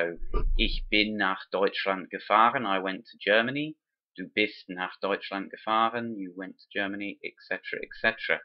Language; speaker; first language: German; non-native, fluent; English